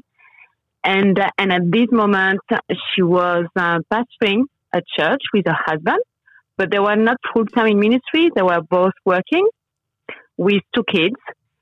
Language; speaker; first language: English; non-native, fluent; French